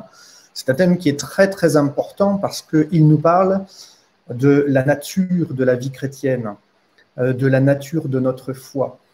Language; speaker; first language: French; native; French